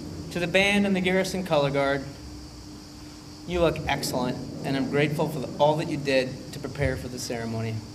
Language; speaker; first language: English; native; English